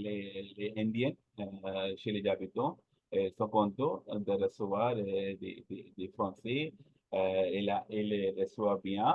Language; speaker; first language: French; non-native, learner; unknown